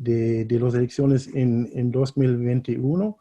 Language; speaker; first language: Spanish; non-native, fluent; German